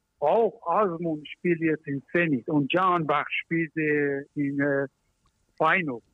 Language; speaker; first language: German; non-native, learner; Persian